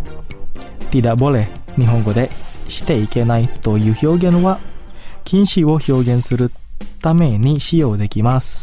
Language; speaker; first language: Japanese; non-native, fluent; Indonesian